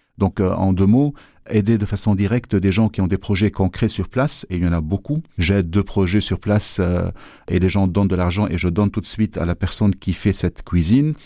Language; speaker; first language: French; non-native, local second language; Arabic